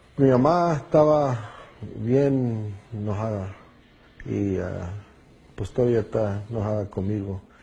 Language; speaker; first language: Spanish; early bilingual, heritage; Spanish